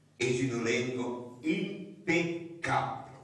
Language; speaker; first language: Italian; non-native, learner; Occitan